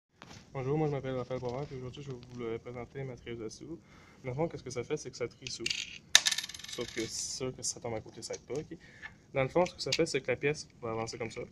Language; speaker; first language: French; native; French